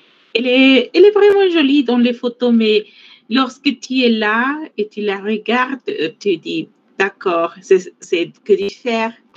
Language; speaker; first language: French; non-native, fluent; Spanish